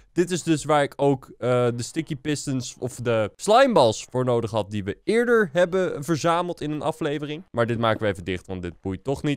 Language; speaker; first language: Dutch; native; Dutch